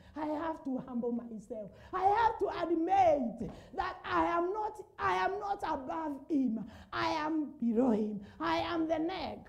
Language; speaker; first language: English; non-native, local second language; Swahili